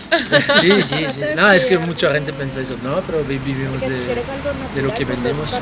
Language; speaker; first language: Spanish; non-native, fluent; French